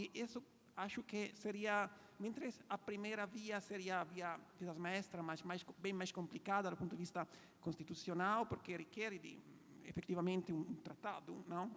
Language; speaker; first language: Portuguese; non-native, fluent; Italian